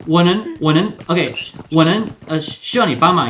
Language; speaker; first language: Chinese; early bilingual, heritage; Chinese